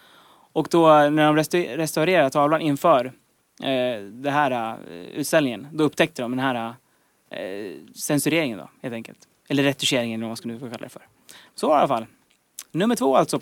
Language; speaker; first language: Swedish; native; Swedish